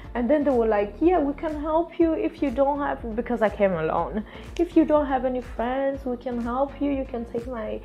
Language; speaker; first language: English; non-native, fluent; Swedish